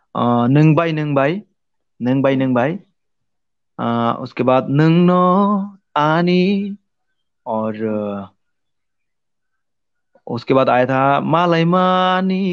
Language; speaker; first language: Hindi; non-native, local second language; Kok Borok